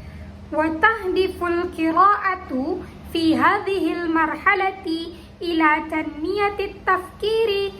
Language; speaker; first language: Arabic; non-native, learner; Indonesian